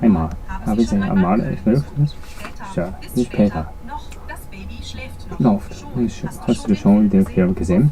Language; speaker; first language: German; non-native, learner; Japanese